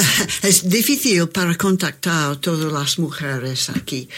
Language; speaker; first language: Spanish; non-native, learner; English